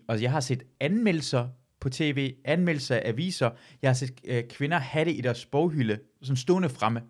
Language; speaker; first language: Danish; early bilingual, other home language; Persian